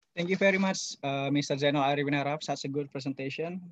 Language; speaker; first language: English; non-native, fluent; Indonesian